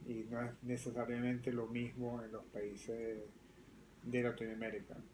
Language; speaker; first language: Spanish; early bilingual, other home language; French